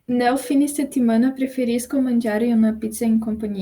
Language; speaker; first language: Italian; non-native, learner; Portuguese